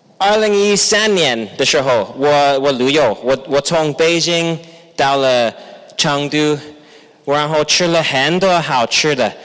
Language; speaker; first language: Chinese; non-native, fluent; English